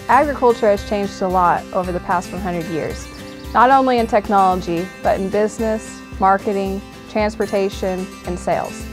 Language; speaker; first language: English; native; English